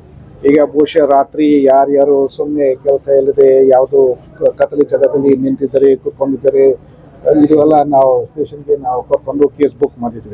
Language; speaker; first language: Kannada; non-native, local second language; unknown